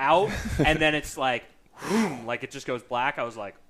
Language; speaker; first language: English; native; English